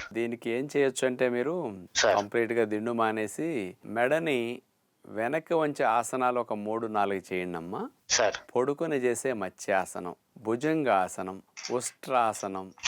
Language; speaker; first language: Telugu; native; Telugu